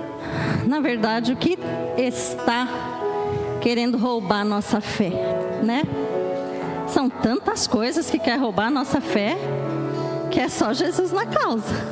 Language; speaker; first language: Portuguese; native; Portuguese